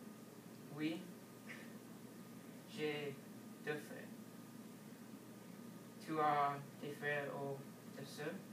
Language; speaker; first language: French; non-native, learner; English